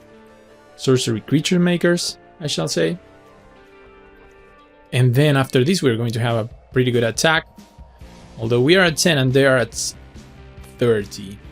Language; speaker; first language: English; non-native, fluent; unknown